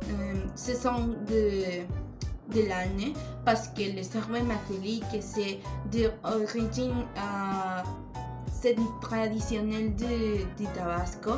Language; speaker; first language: French; non-native, learner; Spanish